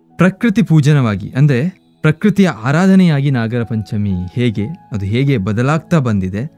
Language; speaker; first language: Kannada; native; Kannada